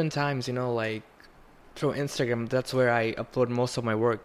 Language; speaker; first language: English; non-native, local second language; Bangla